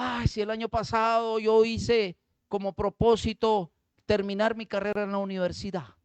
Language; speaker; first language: Spanish; native; Spanish